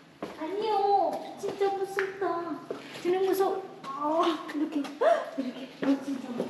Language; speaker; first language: Korean; non-native, learner; Hmong